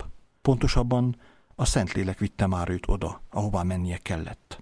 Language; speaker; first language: Hungarian; native; Hungarian